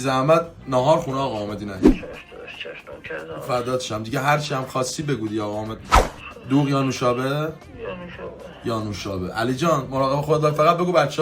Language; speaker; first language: Persian; native; Persian